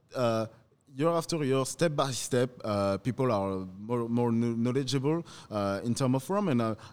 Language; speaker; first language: English; non-native, fluent; French